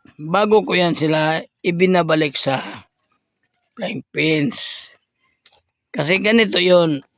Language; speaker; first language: Filipino; non-native, local second language; Cebuano